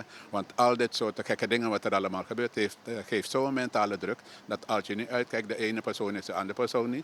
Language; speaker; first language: Dutch; native; Dutch